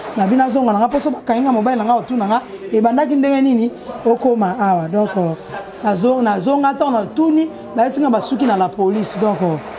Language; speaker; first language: Lingala; non-native, local second language; Luba-Lulua